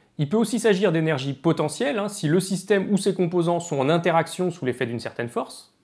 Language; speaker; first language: French; native; French